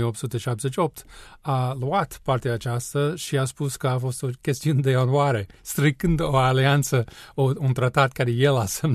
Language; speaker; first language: Romanian; non-native, learner; English